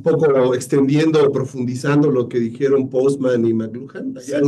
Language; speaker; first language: Spanish; native; Spanish